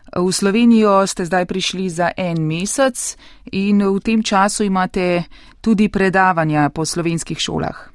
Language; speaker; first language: Slovenian; native; Slovenian